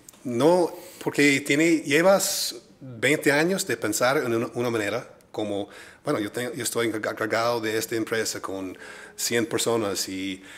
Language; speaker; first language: Spanish; non-native, fluent; English